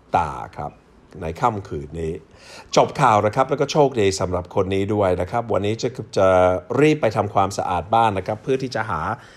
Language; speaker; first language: Thai; non-native, fluent; English